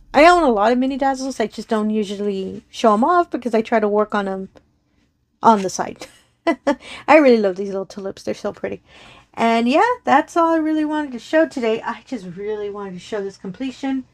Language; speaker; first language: English; native; English